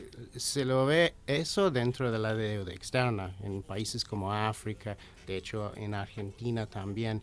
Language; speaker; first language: Spanish; non-native, fluent; English